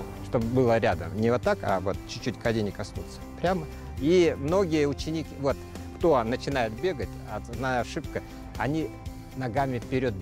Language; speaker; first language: Russian; native; Russian